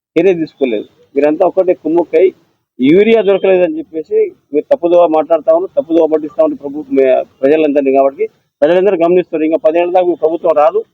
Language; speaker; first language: Telugu; native; Telugu